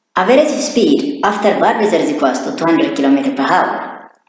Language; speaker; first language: English; non-native, local second language; Amharic